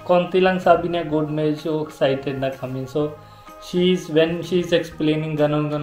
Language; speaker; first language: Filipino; non-native, learner; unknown